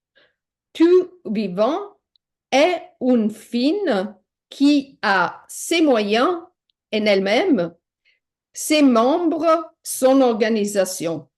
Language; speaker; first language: French; non-native, fluent; Italian